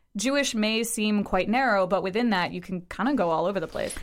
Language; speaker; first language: English; early bilingual, other home language; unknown